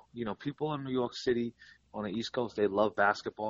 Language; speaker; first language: English; native; English